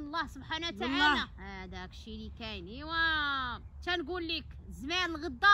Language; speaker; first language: Arabic; native; Arabic